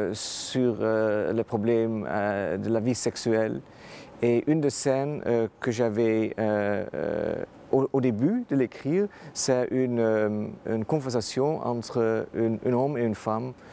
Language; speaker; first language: French; non-native, fluent; Dutch